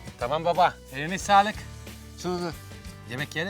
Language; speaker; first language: Turkish; non-native, fluent; Italian